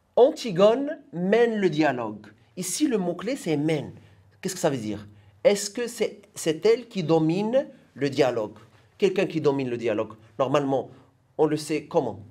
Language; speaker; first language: French; non-native, local second language; Arabic